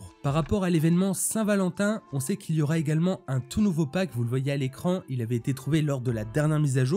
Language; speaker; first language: French; native; French